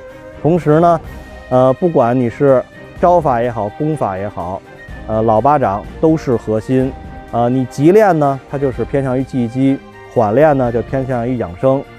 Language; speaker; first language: Chinese; native; Chinese